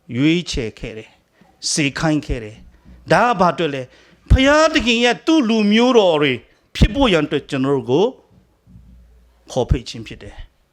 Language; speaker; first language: Burmese; non-native, local second language; Hakha Chin